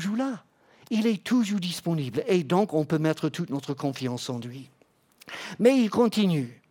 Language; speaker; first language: French; non-native, fluent; English